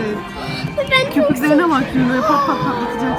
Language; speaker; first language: Turkish; native; Turkish